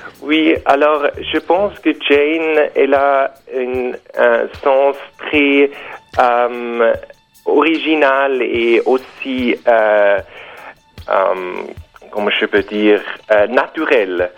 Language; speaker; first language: French; non-native, learner; German